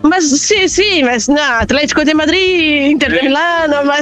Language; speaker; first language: Spanish; non-native, fluent; Portuguese